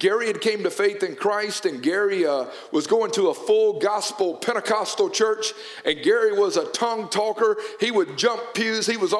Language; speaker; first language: English; native; English